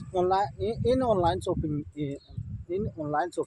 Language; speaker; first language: English; non-native, learner; Hindi